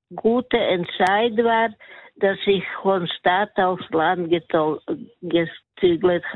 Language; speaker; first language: German; non-native, learner; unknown